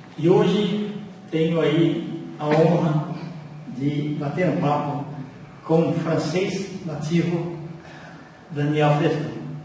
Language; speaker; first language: Portuguese; native; Portuguese